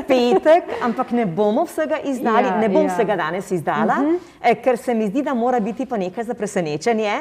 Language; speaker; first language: Slovenian; native; Slovenian